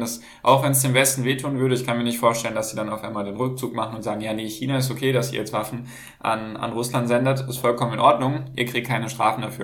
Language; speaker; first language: German; native; German